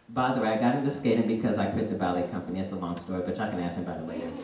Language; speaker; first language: English; native; English